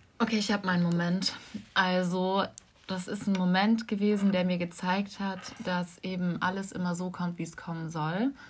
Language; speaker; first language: German; native; German